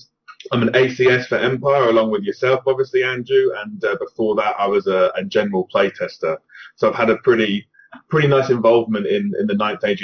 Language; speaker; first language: English; native; English